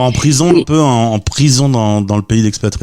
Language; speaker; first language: French; native; French